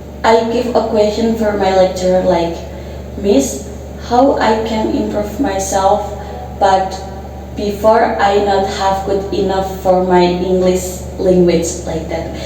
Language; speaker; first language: English; non-native, learner; Indonesian